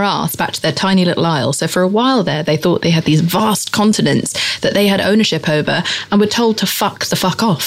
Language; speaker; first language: English; native; English